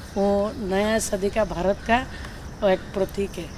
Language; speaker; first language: Hindi; non-native, local second language; Bangla